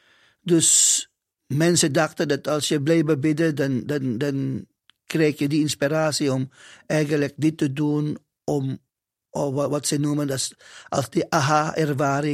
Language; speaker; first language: Dutch; non-native, fluent; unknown